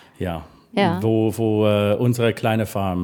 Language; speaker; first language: German; non-native, learner; English